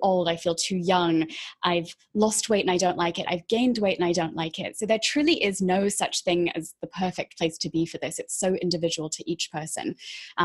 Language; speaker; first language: English; native; English